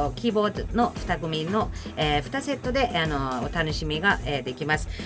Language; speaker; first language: Japanese; non-native, fluent; German